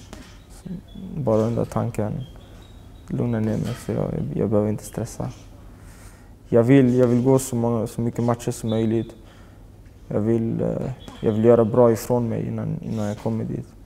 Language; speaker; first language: Swedish; early bilingual, other home language; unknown